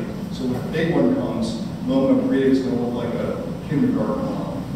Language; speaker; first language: English; native; English